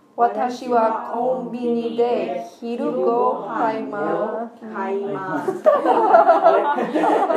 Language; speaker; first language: Japanese; non-native, learner; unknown